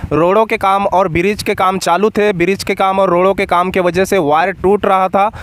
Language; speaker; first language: Hindi; non-native, local second language; Marathi